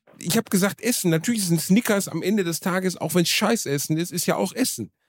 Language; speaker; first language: German; native; German